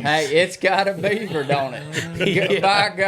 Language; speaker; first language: English; native; English